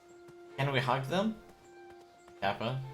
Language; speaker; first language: English; non-native, fluent; Chinese